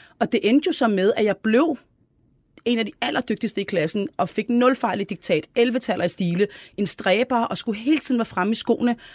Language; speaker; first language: Danish; early bilingual, other home language; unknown